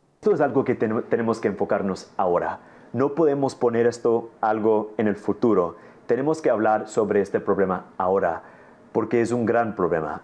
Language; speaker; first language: Spanish; non-native, fluent; English